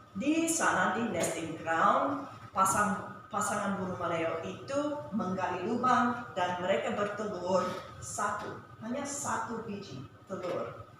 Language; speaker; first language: Indonesian; non-native, fluent; English